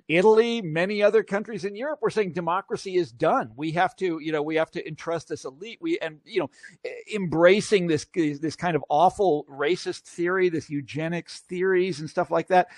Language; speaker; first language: English; native; English